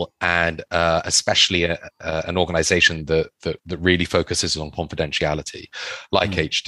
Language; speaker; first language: English; native; English